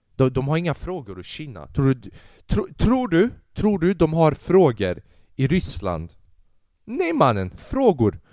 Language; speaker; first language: Swedish; early bilingual, other home language; Albanian